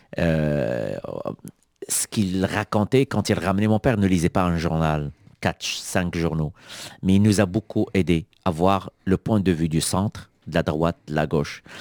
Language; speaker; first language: French; non-native, local second language; Arabic